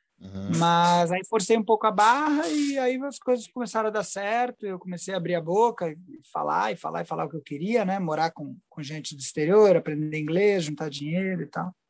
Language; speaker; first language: Portuguese; native; Portuguese